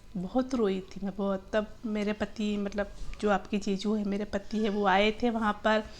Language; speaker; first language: Hindi; non-native, local second language; Gujarati